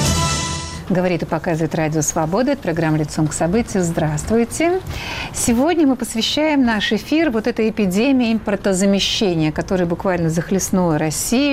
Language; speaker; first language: Russian; native; Russian